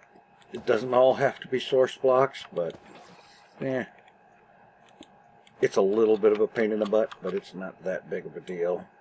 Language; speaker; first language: English; native; English